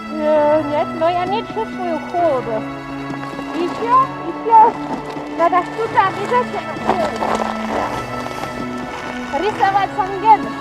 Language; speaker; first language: Russian; non-native, learner; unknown